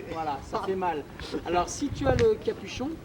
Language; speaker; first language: French; native; French